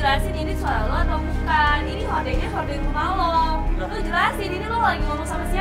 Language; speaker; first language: Indonesian; native; Indonesian